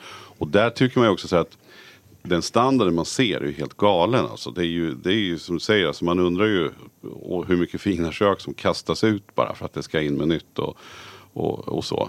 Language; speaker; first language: Swedish; native; Swedish